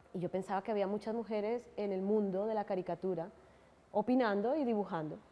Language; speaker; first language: Spanish; native; Spanish